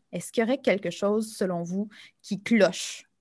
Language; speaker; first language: French; native; French